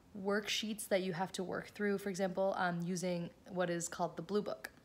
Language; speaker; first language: English; native; English